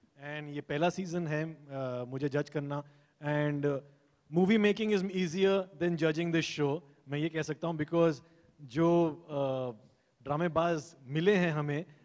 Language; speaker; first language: Hindi; native; Hindi